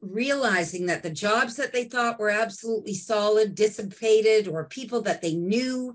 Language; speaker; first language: English; native; English